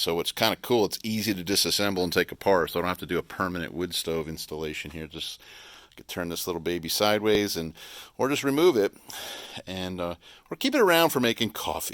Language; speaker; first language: English; native; English